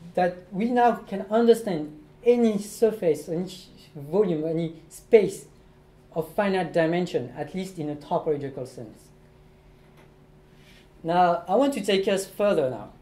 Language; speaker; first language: English; non-native, fluent; French